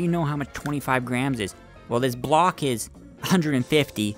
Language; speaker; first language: English; native; English